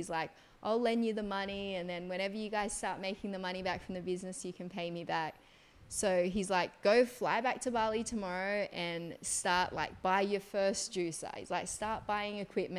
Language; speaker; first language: English; native; English